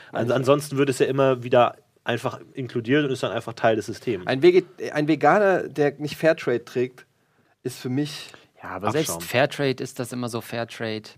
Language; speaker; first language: German; native; German